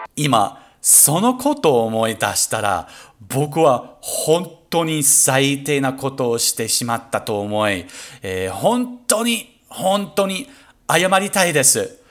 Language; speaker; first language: Japanese; non-native, fluent; English